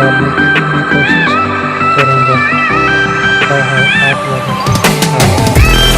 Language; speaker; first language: Hindi; non-native, local second language; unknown